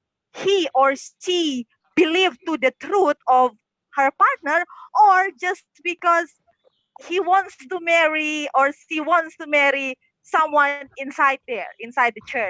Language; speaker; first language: English; non-native, fluent; Indonesian